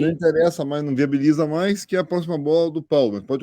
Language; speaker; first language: Portuguese; native; Portuguese